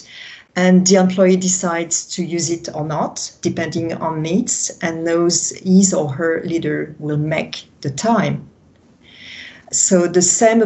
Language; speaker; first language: English; non-native, fluent; French